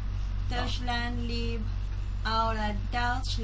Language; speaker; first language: German; non-native, learner; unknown